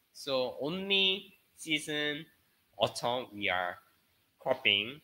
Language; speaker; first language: English; non-native, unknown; Korean